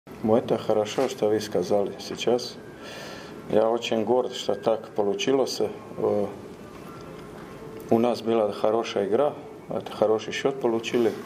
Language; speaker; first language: Russian; non-native, learner; Croatian